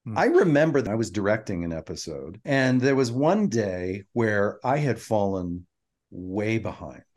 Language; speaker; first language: English; native; English